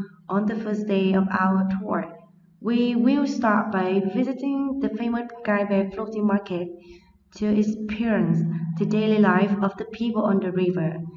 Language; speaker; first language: English; non-native, fluent; Vietnamese